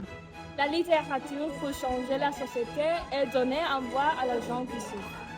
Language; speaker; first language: French; non-native, learner; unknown